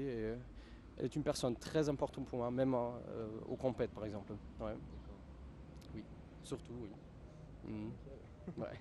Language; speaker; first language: French; non-native, fluent; German